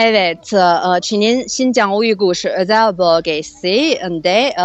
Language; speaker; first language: Turkish; non-native, fluent; Chinese